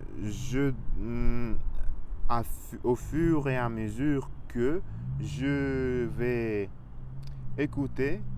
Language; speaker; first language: French; non-native, fluent; Russian